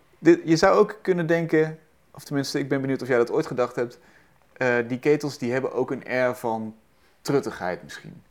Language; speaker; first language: Dutch; native; Dutch